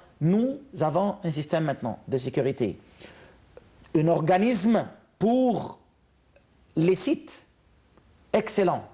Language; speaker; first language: French; non-native, fluent; Arabic